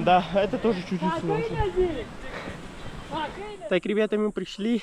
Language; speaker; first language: Russian; non-native, learner; Urdu